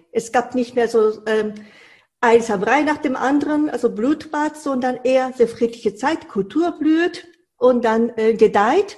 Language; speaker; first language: German; non-native, fluent; Japanese